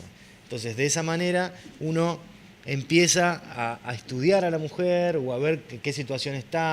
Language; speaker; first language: Spanish; native; Spanish